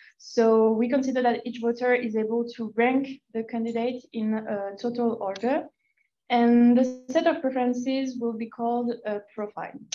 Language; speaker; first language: English; non-native, fluent; French